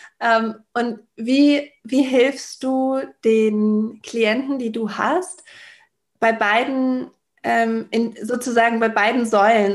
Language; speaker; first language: German; native; German